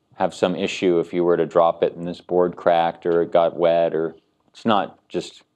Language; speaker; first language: English; native; English